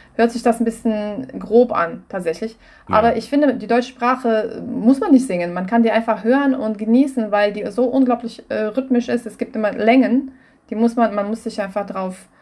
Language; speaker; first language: German; non-native, fluent; Russian